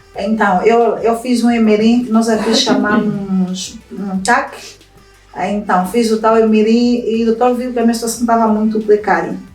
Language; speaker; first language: Portuguese; native; Portuguese